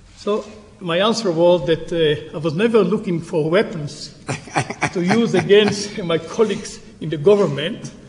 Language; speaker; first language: English; non-native, fluent; Hebrew